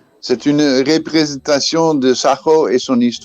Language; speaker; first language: French; non-native, fluent; Dutch